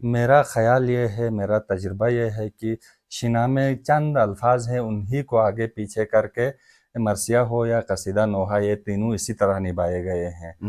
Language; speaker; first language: Urdu; non-native, local second language; Shina